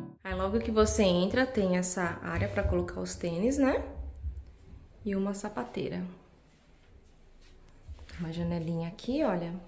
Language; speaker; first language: Portuguese; native; Portuguese